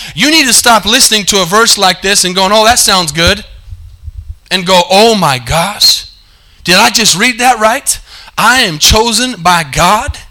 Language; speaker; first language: English; native; English